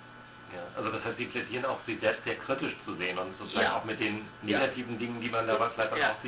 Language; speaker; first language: German; native; German